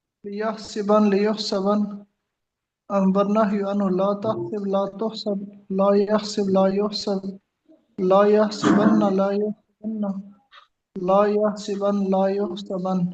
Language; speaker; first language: Arabic; non-native, learner; Urdu